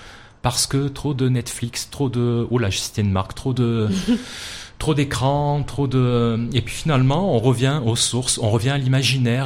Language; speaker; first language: French; native; French